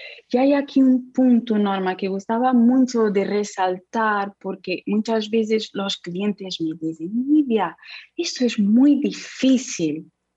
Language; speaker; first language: Spanish; non-native, fluent; Portuguese